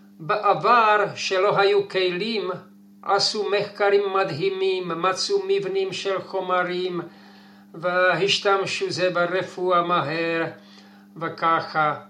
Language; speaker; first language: Hebrew; non-native, fluent; Czech